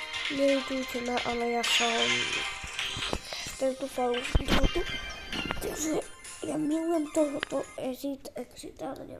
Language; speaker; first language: Polish; non-native, learner; Slovak